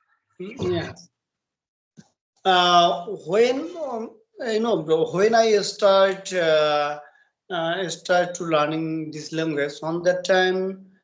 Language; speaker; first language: English; non-native, learner; Bangla